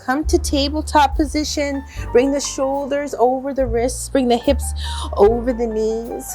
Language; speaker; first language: English; native; English